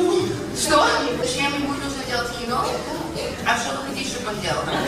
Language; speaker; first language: Russian; early bilingual, heritage; Russian